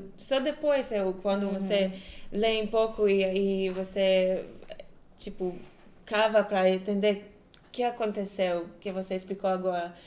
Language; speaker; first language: Portuguese; non-native, fluent; Hebrew